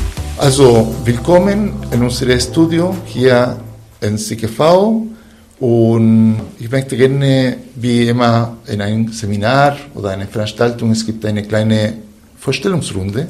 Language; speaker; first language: German; non-native, fluent; Spanish